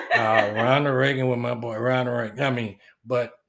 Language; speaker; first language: English; native; English